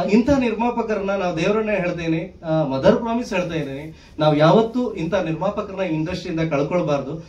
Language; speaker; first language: Kannada; native; Kannada